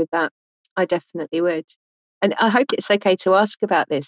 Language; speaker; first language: English; native; English